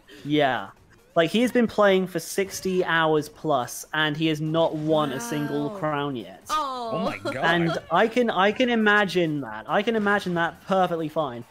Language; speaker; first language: English; native; English